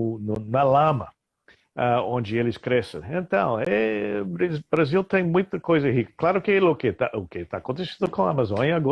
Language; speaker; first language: Portuguese; non-native, fluent; English